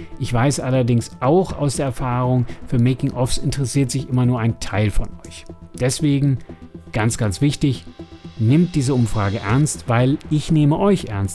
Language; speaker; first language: German; native; German